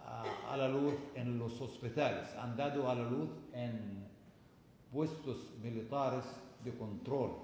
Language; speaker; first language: Spanish; non-native, fluent; Arabic